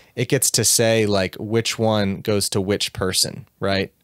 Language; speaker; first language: English; native; English